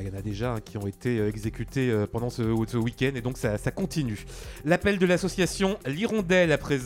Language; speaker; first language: French; native; French